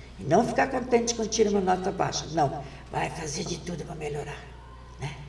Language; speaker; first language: Portuguese; non-native, local second language; German